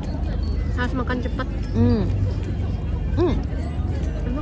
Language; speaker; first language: Indonesian; non-native, fluent; Japanese